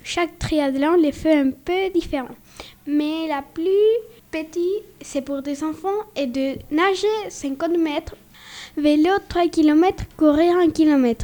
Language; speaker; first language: French; non-native, learner; Spanish